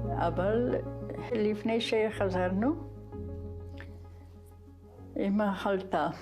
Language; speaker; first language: Hebrew; non-native, fluent; Czech